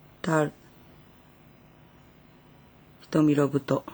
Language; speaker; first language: Korean; non-native, fluent; Japanese